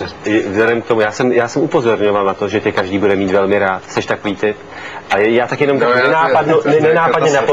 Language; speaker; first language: Czech; native; Czech